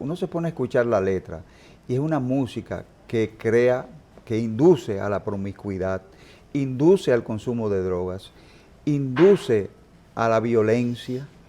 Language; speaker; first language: Spanish; native; Spanish